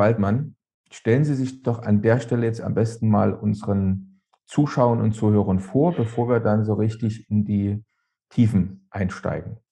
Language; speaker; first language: German; native; German